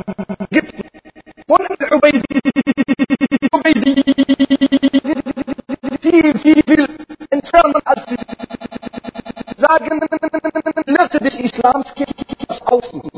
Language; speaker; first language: German; non-native, learner; Arabic